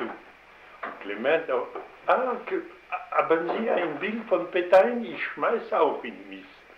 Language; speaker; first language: German; non-native, fluent; French